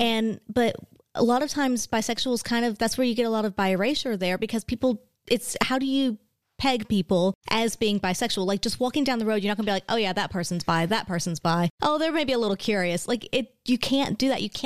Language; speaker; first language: English; native; English